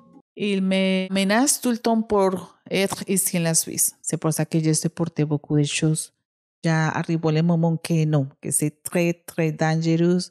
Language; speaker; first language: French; non-native, learner; Spanish